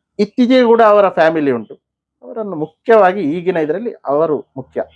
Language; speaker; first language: Kannada; non-native, local second language; Konkani